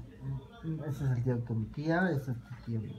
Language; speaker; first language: Spanish; native; Spanish